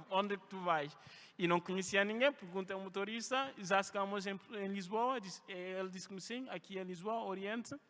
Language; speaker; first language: Portuguese; non-native, fluent; French